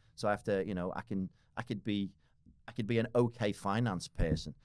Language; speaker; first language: English; native; English